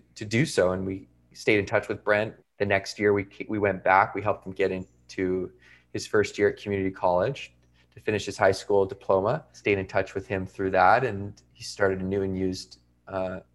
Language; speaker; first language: English; native; English